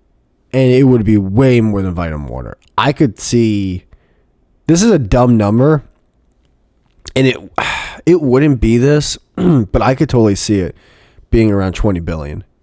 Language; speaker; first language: English; native; English